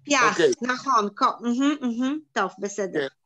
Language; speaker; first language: Hebrew; non-native, learner; Polish